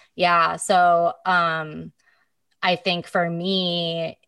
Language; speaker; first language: English; native; English